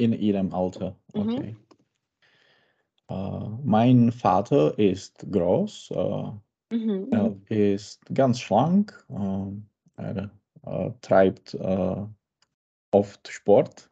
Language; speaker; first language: German; non-native, learner; Czech